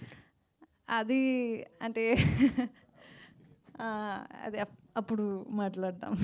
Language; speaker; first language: Telugu; non-native, local second language; Kannada